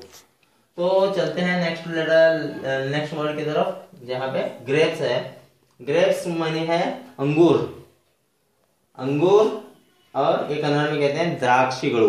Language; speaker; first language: Hindi; non-native, local second language; Kannada